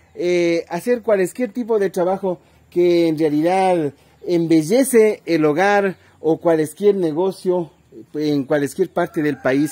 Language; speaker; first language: Spanish; native; Spanish